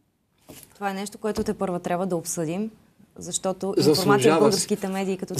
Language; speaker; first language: Bulgarian; native; Bulgarian